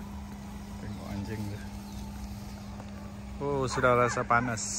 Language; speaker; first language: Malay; non-native, local second language; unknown